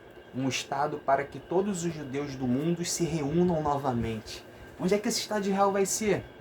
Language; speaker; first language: Portuguese; native; Portuguese